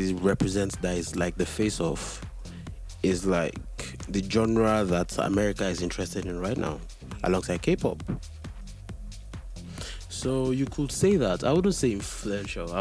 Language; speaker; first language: English; non-native, local second language; Yoruba